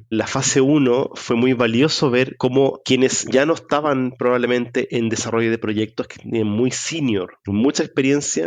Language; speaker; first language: Spanish; native; Spanish